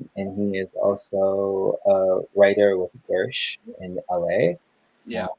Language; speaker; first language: English; native; English